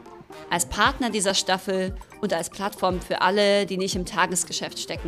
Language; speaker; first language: German; native; German